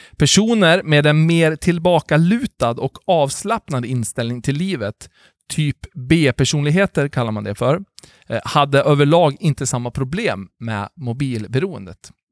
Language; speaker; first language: Swedish; native; Swedish